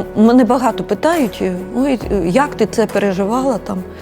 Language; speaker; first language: Ukrainian; native; Ukrainian